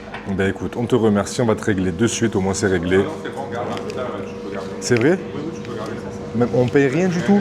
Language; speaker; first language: French; native; French